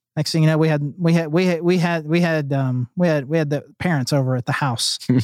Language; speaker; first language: English; native; English